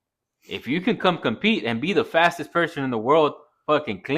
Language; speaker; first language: English; native; English